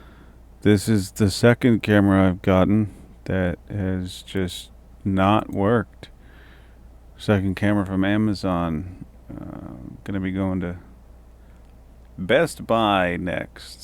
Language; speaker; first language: English; native; English